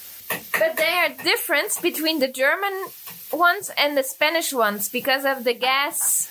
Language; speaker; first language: English; non-native, fluent; Spanish